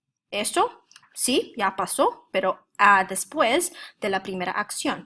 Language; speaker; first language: Spanish; non-native, fluent; English